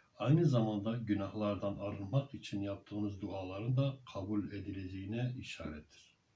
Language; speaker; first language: Turkish; native; Turkish